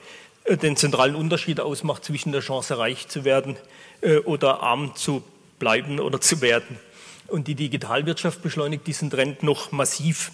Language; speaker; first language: German; native; German